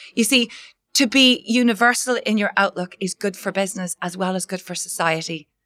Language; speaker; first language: English; native; English